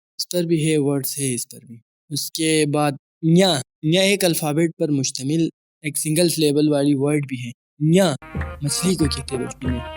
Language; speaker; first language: Urdu; non-native, local second language; Balti